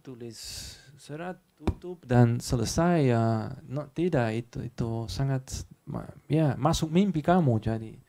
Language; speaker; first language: Indonesian; non-native, learner; Dutch